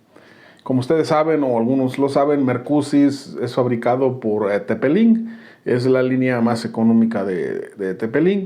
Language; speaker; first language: Spanish; native; Spanish